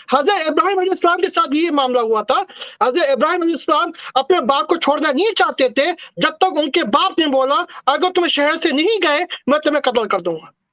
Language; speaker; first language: Urdu; native; Urdu